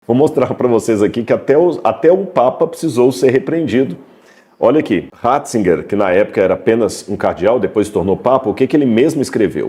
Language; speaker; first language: Portuguese; native; Portuguese